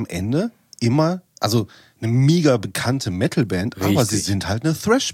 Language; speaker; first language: German; native; German